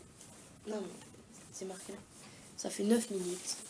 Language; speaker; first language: French; native; French